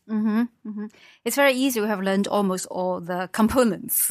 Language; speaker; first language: English; non-native, fluent; Chinese